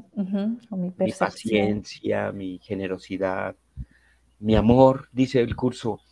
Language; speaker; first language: Spanish; native; Spanish